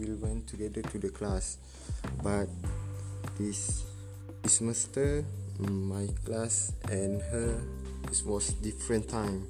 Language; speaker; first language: English; non-native, learner; Malay